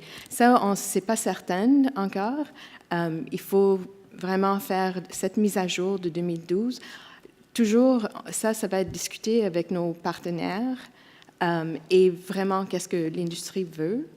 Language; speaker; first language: French; non-native, local second language; English